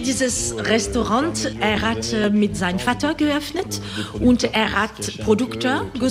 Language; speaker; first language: German; non-native, learner; French